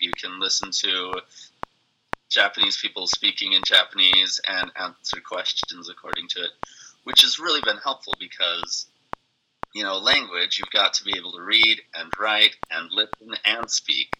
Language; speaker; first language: English; native; English